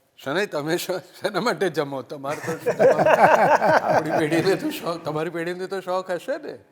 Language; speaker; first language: Gujarati; native; Gujarati